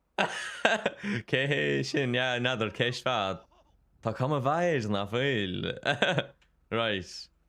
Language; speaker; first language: Irish; native; Irish